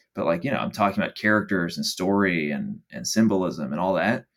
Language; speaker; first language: English; native; English